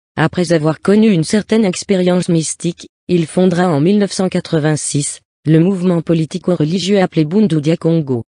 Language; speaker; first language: French; non-native, local second language; Lingala